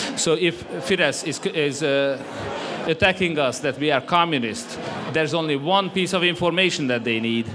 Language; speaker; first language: English; non-native, fluent; Hungarian